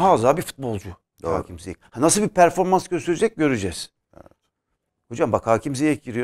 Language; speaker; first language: Turkish; native; Turkish